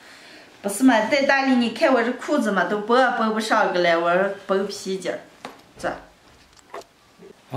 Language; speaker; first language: Chinese; native; Chinese